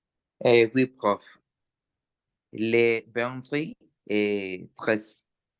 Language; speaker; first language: French; non-native, learner; Spanish